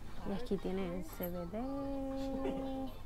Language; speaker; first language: Spanish; early bilingual, heritage; Spanish